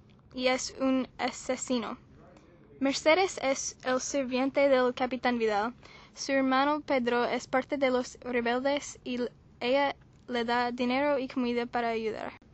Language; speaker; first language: Spanish; non-native, learner; English